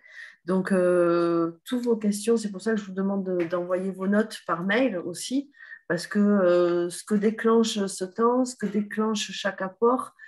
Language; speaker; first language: French; native; French